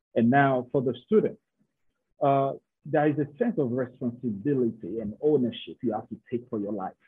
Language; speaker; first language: English; non-native, local second language; Yoruba